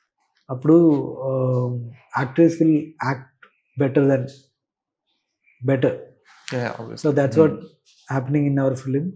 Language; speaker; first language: Telugu; non-native, learner; Malayalam